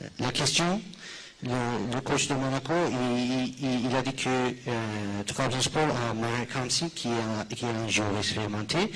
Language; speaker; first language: French; non-native, fluent; Turkish